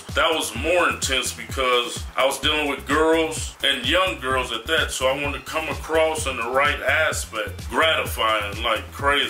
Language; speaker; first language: English; native; English